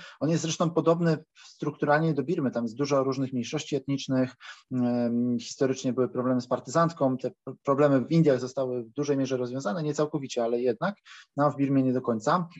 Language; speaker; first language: Polish; native; Polish